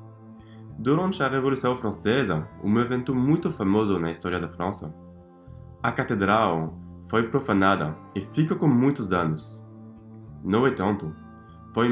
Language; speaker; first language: Portuguese; non-native, fluent; French